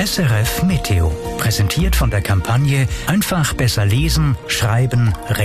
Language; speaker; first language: German; native; German